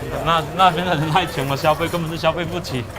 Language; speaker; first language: Chinese; native; Chinese